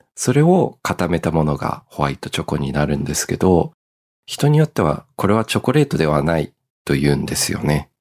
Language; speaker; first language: Japanese; early bilingual, heritage; Japanese